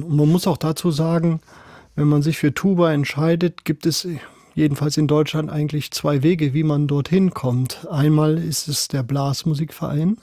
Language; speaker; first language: German; native; German